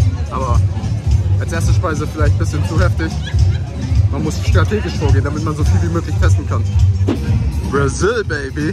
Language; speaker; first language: German; early bilingual, other home language; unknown